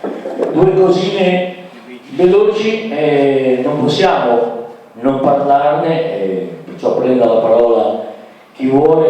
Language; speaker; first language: Italian; native; Italian